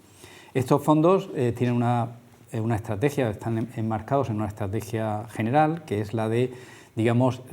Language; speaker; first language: Spanish; native; Spanish